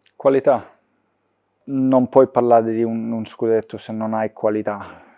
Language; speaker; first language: Italian; non-native, fluent; Danish